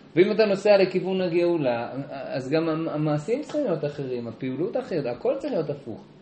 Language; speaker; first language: Hebrew; native; Hebrew